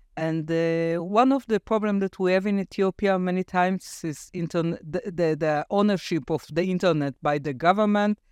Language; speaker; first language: English; non-native, fluent; Hebrew